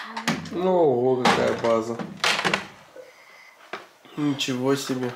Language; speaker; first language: Russian; native; Russian